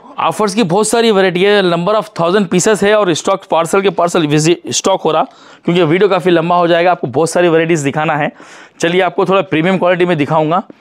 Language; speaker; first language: Hindi; non-native, local second language; Urdu